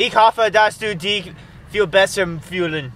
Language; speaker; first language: German; non-native, learner; English